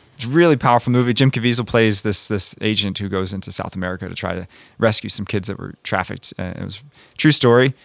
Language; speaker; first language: English; native; English